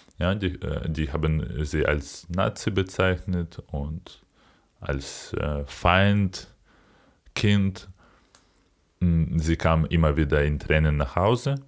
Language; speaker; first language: German; non-native, fluent; Ukrainian